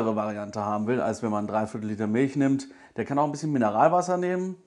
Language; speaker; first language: German; native; German